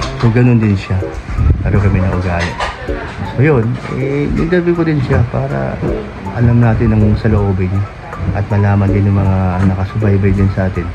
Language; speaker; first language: Filipino; native; Filipino